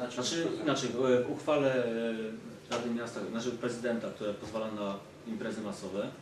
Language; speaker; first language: Polish; native; Polish